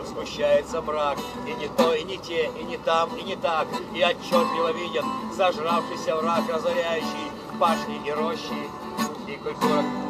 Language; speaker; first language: Russian; native; Russian